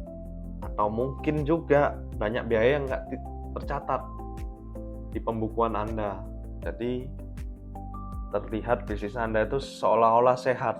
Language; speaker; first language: Indonesian; native; Indonesian